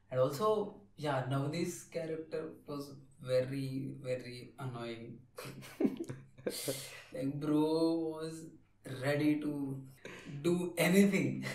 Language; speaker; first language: English; non-native, local second language; Telugu